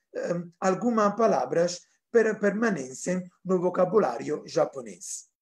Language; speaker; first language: Portuguese; non-native, fluent; Italian